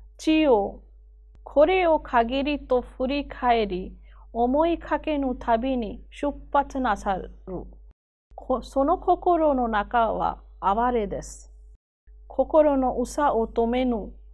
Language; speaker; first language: Japanese; non-native, fluent; Hindi